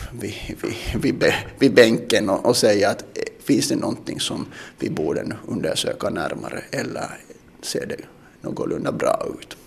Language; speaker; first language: Swedish; non-native, local second language; Finnish